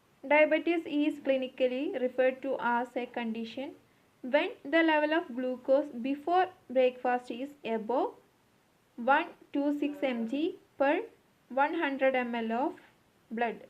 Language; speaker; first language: English; non-native, local second language; Malayalam